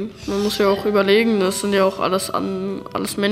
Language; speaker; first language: German; early bilingual, other home language; Turkish